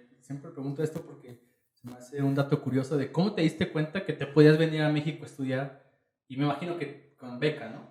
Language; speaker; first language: Spanish; native; Spanish